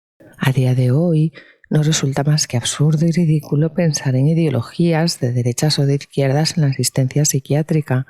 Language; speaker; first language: Spanish; native; Spanish